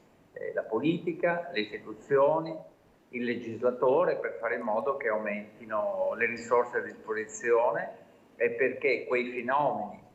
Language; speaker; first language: Italian; native; Italian